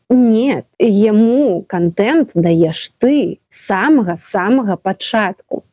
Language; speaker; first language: Belarusian; non-native, local second language; Russian